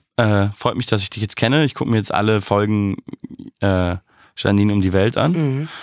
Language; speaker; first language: German; native; German